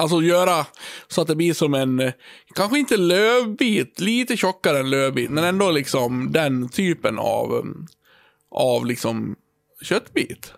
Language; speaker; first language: Swedish; native; Swedish